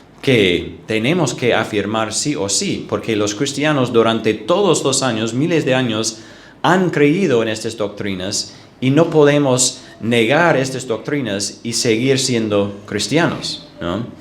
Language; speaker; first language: Spanish; non-native, fluent; English